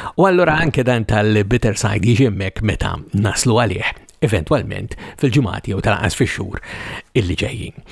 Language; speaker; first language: Maltese; native; Maltese